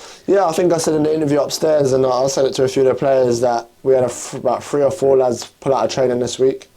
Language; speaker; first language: English; native; English